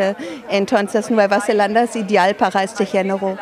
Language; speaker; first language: Spanish; non-native, fluent; German